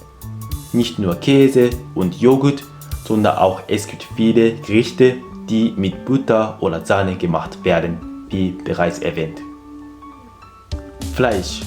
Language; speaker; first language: German; non-native, fluent; Japanese